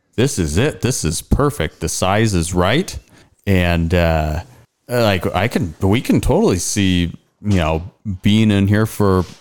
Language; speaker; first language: English; native; English